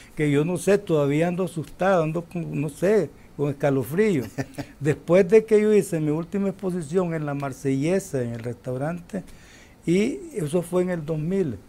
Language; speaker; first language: Spanish; native; Spanish